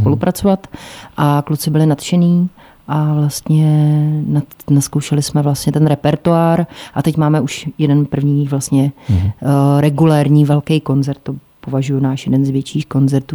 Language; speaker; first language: Czech; native; Czech